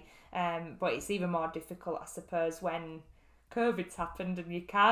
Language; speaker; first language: English; native; English